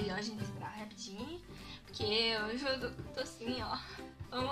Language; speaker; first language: Portuguese; early bilingual, heritage; Portuguese